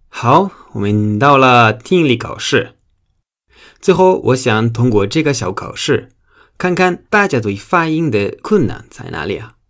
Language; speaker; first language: Chinese; non-native, fluent; Spanish